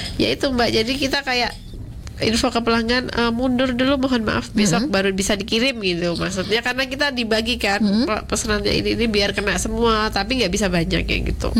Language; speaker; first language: Indonesian; non-native, local second language; Javanese